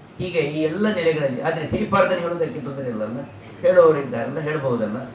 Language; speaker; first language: Kannada; non-native, local second language; Tulu